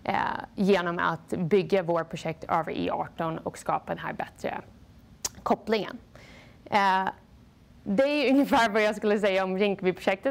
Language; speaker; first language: Swedish; non-native, fluent; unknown